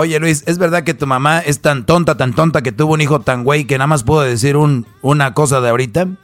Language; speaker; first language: Spanish; native; Spanish